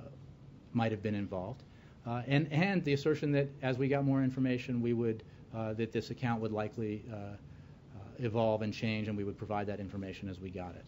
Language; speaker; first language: English; native; English